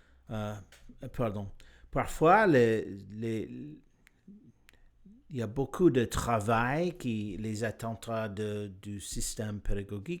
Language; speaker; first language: French; non-native, learner; English